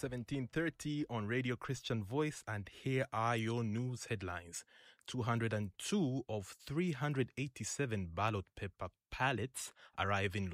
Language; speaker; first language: English; non-native, local second language; Bemba